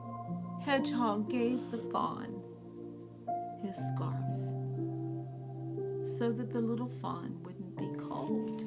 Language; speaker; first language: English; native; English